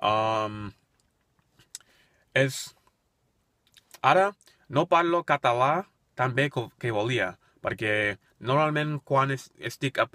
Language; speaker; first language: Catalan; non-native, learner; English